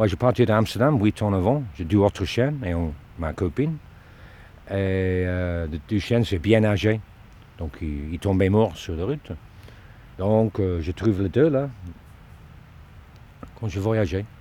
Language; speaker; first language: French; non-native, learner; Dutch